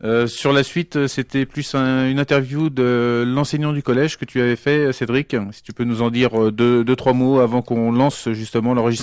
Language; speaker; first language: French; native; French